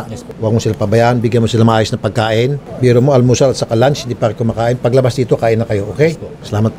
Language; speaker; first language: Filipino; native; Filipino